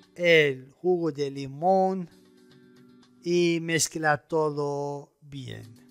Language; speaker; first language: Spanish; non-native, fluent; Arabic